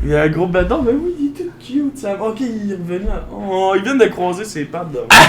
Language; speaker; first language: French; native; French